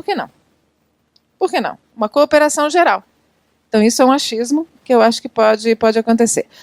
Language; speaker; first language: Portuguese; non-native, fluent; Italian